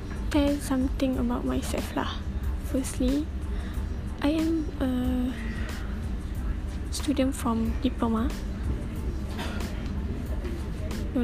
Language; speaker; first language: English; non-native, local second language; Malay